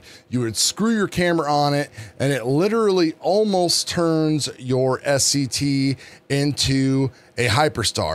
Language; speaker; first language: English; native; English